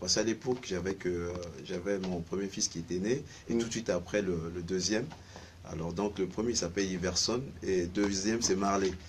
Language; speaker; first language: French; non-native, local second language; Sango